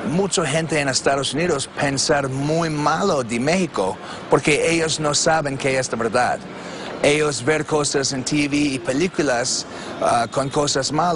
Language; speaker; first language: Spanish; non-native, learner; English